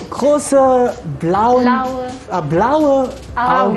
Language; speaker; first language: German; non-native, learner; Malay